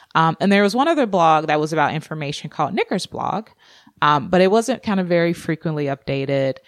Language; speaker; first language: English; native; English